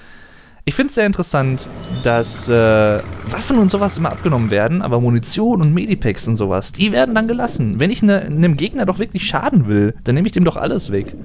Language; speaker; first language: German; native; German